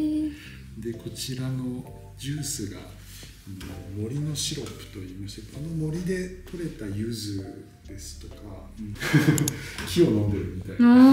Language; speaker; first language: Japanese; native; Japanese